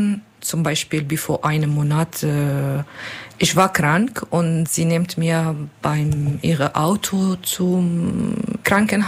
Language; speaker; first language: German; non-native, learner; Kurdish